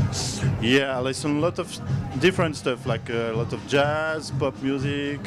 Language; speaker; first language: English; non-native, learner; French